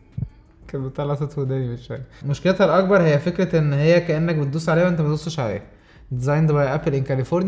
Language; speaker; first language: Arabic; native; Arabic